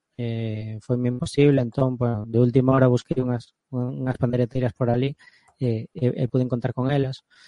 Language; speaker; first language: Galician; native; Galician